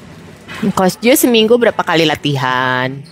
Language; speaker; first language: Indonesian; native; Indonesian